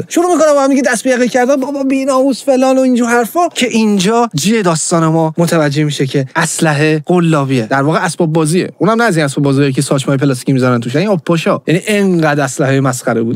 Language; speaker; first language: Persian; native; Persian